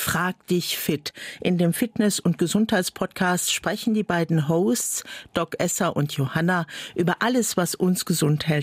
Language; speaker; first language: German; native; German